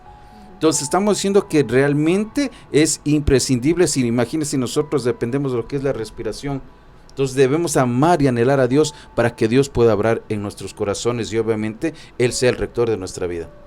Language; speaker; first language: Spanish; native; Spanish